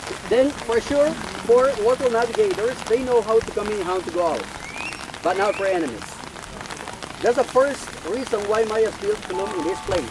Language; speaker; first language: English; non-native, fluent; Spanish